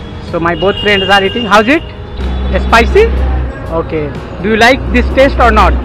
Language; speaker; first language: English; non-native, local second language; Hindi